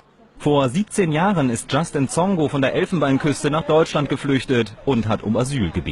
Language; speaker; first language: German; native; German